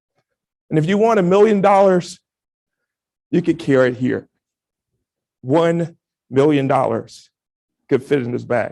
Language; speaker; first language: English; native; English